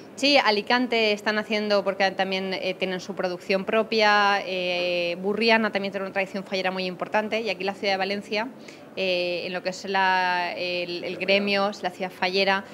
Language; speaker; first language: Spanish; native; Spanish